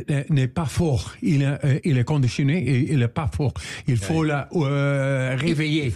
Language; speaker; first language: French; non-native, learner; Dutch